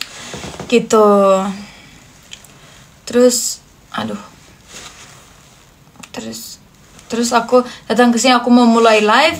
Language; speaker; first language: Indonesian; non-native, fluent; Turkish